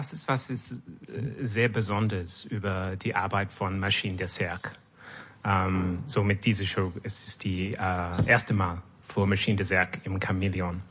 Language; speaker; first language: German; non-native, learner; French